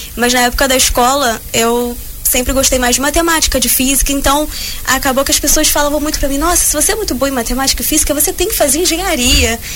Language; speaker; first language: Portuguese; native; Portuguese